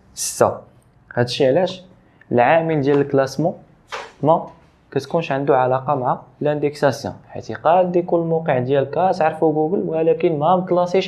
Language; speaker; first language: Arabic; native; Arabic